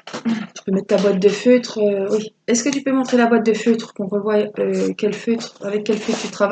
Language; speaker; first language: French; native; French